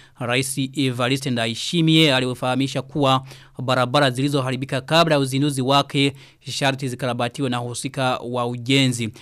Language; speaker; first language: Swahili; non-native, local second language; Rundi